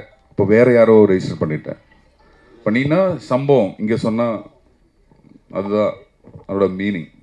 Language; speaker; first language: Tamil; non-native, learner; Malayalam